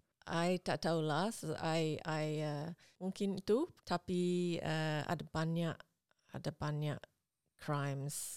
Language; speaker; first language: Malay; non-native, learner; English